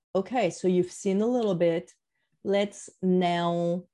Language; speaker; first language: English; non-native, fluent; French